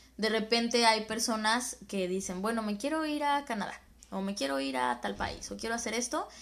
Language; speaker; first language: Spanish; native; Spanish